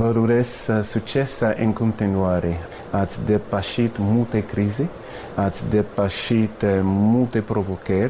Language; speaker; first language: Romanian; non-native, fluent; English